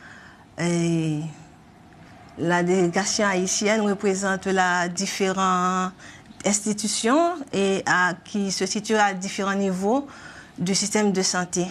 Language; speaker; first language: French; non-native, local second language; Haitian Creole